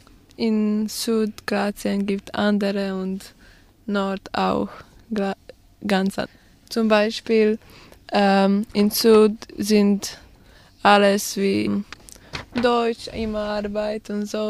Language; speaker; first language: German; non-native, learner; Croatian